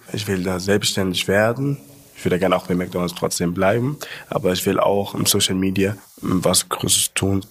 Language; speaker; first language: German; non-native, fluent; Arabic